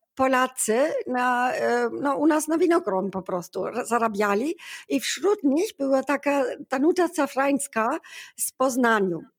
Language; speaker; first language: Polish; non-native, learner; German